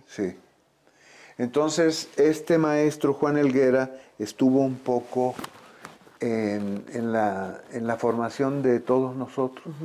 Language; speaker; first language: Spanish; native; Spanish